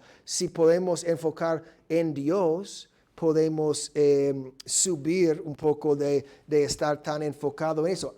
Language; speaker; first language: Spanish; non-native, fluent; English